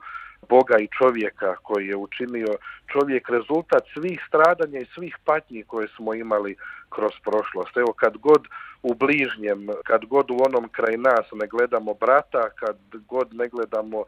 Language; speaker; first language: Croatian; native; Croatian